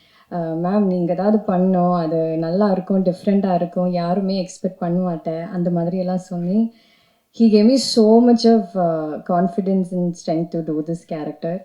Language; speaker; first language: Tamil; non-native, fluent; Malayalam